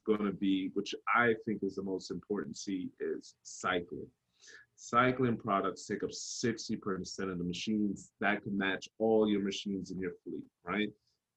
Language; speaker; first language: English; native; English